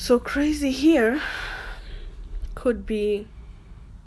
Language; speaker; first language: English; non-native, local second language; Swahili